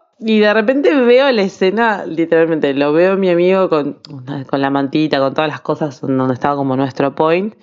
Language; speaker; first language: Spanish; native; Spanish